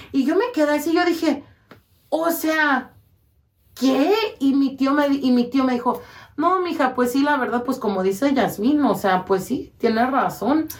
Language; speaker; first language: Spanish; early bilingual, heritage; Spanish